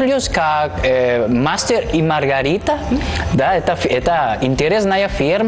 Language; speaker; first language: Russian; non-native, learner; Spanish